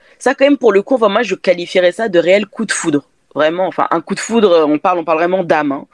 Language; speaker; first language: French; native; French